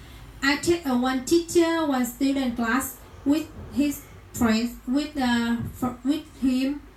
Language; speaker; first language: English; non-native, learner; Vietnamese